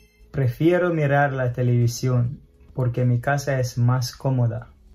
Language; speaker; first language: Spanish; non-native, fluent; English